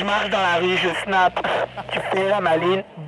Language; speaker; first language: French; native; French